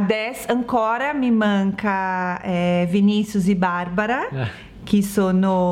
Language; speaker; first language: Italian; non-native, learner; Portuguese